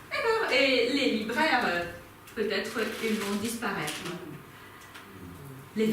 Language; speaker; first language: French; non-native, fluent; Ukrainian